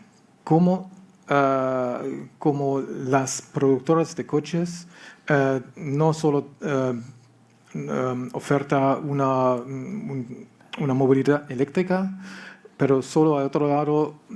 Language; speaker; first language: Spanish; non-native, learner; German